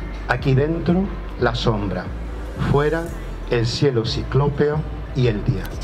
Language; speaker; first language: Spanish; native; Spanish